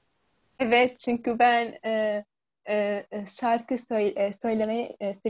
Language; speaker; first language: Turkish; non-native, learner; Arabic